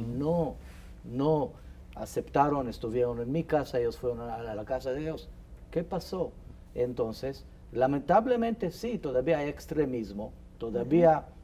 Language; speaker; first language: Spanish; non-native, fluent; Hebrew